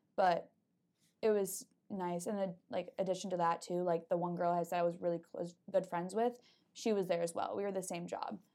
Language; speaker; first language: English; native; English